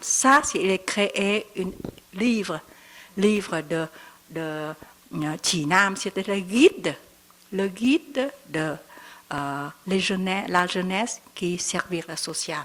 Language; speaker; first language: French; non-native, learner; Vietnamese